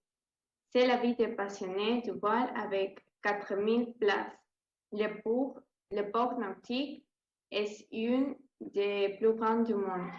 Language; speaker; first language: French; non-native, learner; Spanish